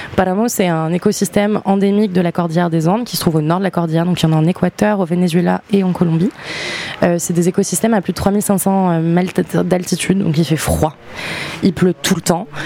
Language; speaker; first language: French; native; French